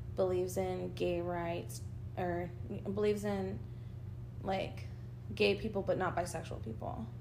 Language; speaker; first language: English; early bilingual, other home language; Spanish